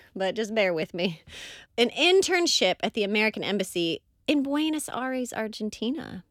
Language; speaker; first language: English; native; English